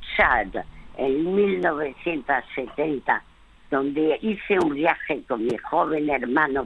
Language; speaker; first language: Spanish; early bilingual, other home language; French